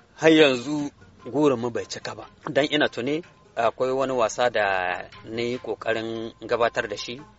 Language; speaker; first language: Hausa; native; Hausa